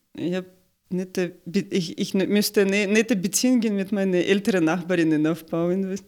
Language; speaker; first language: German; non-native, fluent; Ukrainian